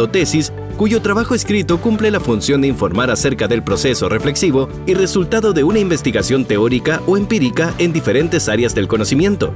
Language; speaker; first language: Spanish; native; Spanish